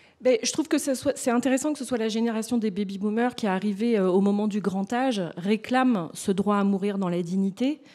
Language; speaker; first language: French; native; French